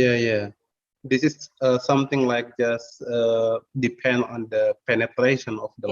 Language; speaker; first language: English; non-native, fluent; Indonesian